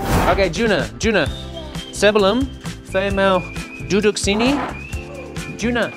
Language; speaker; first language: Indonesian; non-native, learner; English